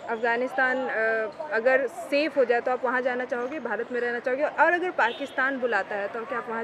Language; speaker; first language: Hindi; native; Hindi